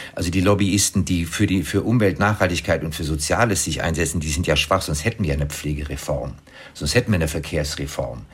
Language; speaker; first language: German; native; German